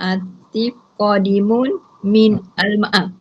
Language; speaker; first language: Arabic; non-native, learner; Malay